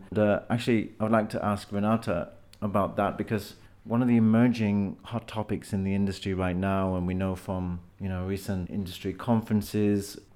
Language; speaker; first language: English; native; English